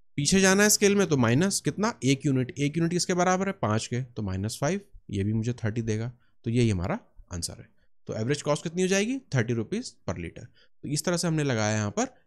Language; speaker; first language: Hindi; native; Hindi